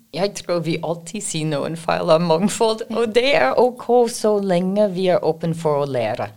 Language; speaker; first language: Norwegian; non-native, fluent; English